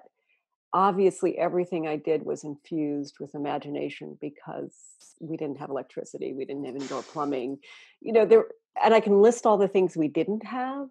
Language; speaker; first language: English; native; English